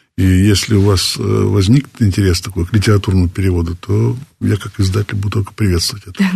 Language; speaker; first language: Russian; native; Russian